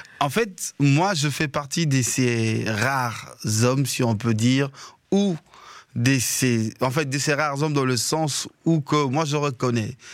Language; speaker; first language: French; non-native, local second language; Lingala